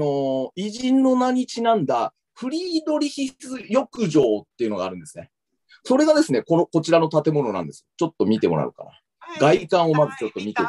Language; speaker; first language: Japanese; native; Japanese